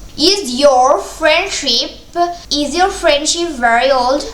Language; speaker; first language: English; non-native, local second language; Bangla